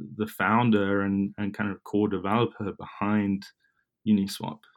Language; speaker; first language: English; native; English